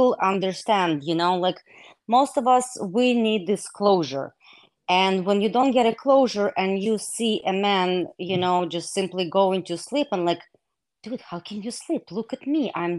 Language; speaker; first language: English; non-native, fluent; Hebrew